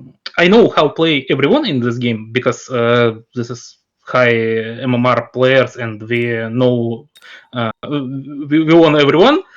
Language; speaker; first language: English; non-native, learner; Russian